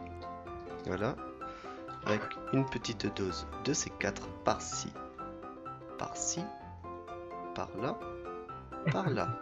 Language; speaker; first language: French; native; French